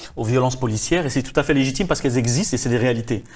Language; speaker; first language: French; native; French